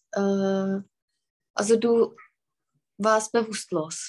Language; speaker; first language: German; non-native, fluent; Czech